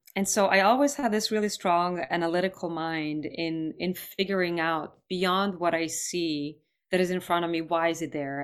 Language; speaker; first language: English; non-native, fluent; Serbian